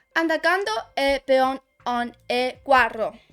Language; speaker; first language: Spanish; non-native, learner; Chinese